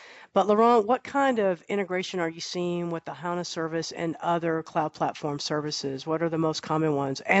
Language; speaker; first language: English; native; English